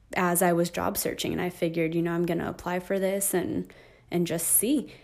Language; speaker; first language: English; native; English